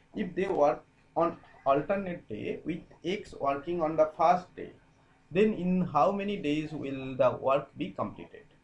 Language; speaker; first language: English; non-native, local second language; Bangla